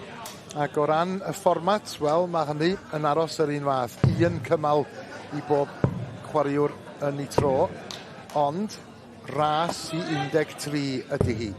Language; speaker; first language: Welsh; native; Welsh